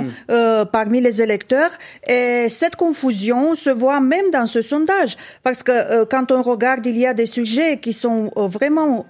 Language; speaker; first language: French; non-native, fluent; Romanian